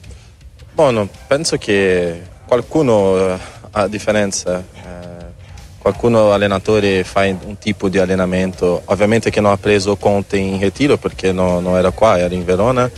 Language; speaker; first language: Italian; non-native, learner; Portuguese